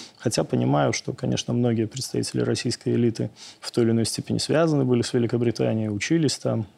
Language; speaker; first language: Russian; native; Russian